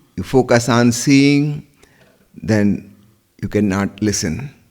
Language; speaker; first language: English; non-native, local second language; Hindi